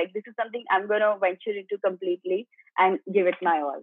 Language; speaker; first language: English; non-native, local second language; Gujarati